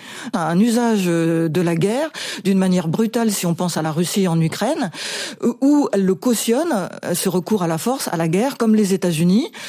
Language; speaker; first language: French; native; French